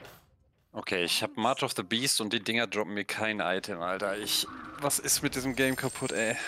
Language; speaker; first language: German; native; German